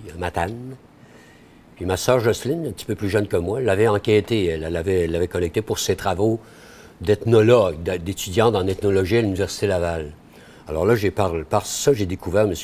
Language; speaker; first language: French; native; French